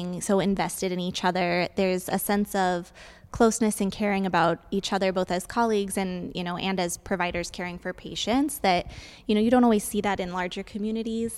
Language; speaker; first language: English; native; English